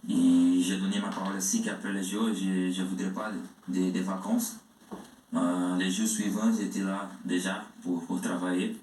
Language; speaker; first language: French; non-native, learner; Portuguese